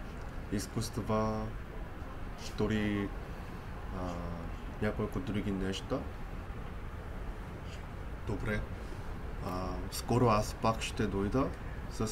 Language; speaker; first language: Bulgarian; non-native, learner; Korean